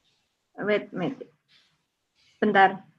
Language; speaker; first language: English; non-native, learner; Indonesian